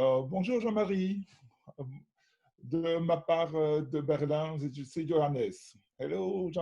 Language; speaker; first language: French; non-native, learner; German